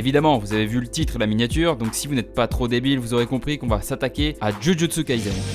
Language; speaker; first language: French; native; French